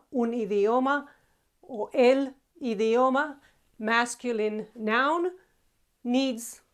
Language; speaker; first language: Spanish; non-native, fluent; Croatian